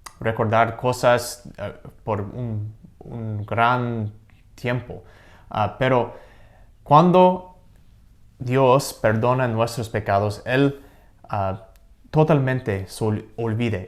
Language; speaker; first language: Spanish; non-native, learner; English